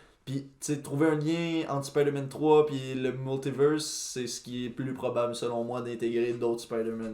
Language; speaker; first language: French; native; French